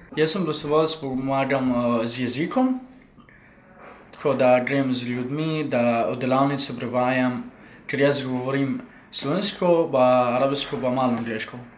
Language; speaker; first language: Slovenian; non-native, learner; Arabic